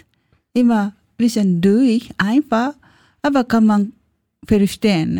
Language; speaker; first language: German; non-native, learner; Japanese